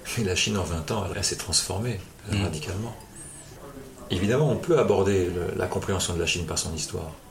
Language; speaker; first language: French; native; French